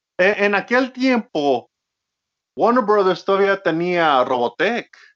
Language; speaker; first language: Spanish; early bilingual, heritage; Spanish